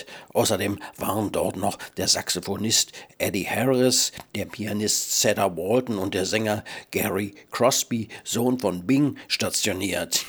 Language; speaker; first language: German; native; German